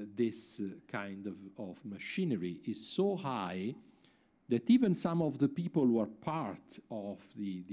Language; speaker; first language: English; non-native, fluent; Italian